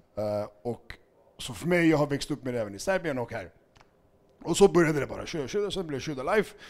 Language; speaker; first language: Swedish; early bilingual, other home language; Serbian